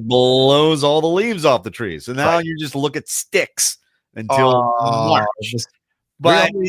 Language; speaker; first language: English; native; English